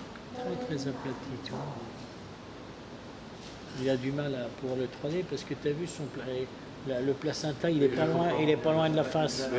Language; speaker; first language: French; native; French